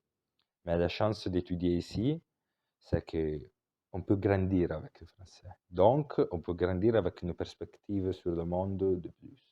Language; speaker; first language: French; non-native, local second language; Italian